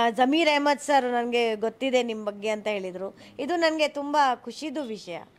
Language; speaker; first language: Kannada; non-native, local second language; Hindi